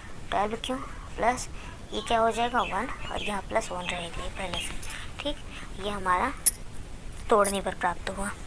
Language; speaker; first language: Hindi; native; Hindi